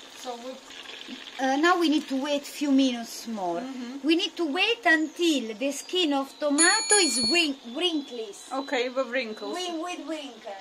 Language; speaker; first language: English; non-native, learner; Italian